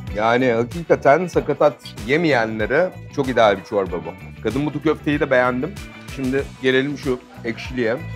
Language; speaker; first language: Turkish; native; Turkish